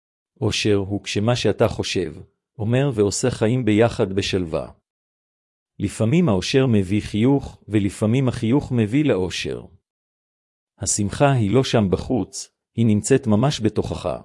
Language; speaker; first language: Hebrew; native; Hebrew